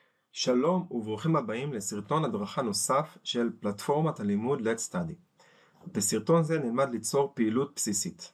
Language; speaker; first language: Hebrew; native; Hebrew